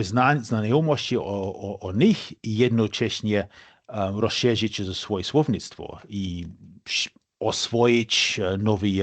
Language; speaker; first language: Polish; non-native, fluent; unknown